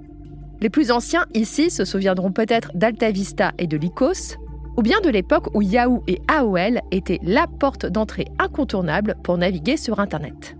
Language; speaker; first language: French; native; French